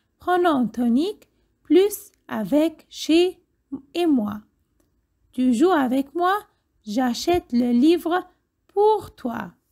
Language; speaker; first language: French; non-native, fluent; Arabic